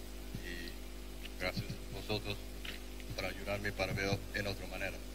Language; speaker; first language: Spanish; non-native, learner; English